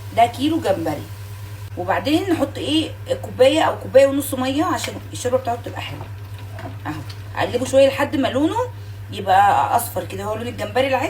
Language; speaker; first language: Arabic; native; Arabic